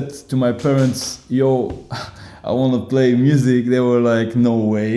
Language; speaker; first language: English; non-native, fluent; Bulgarian